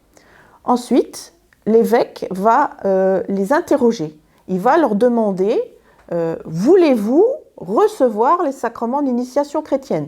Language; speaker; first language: French; native; French